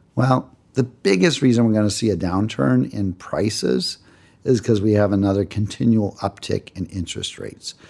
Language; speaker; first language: English; native; English